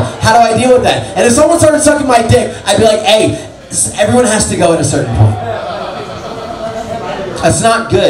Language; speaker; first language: English; native; English